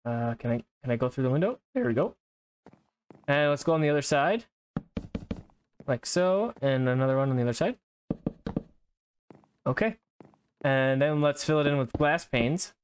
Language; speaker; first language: English; native; English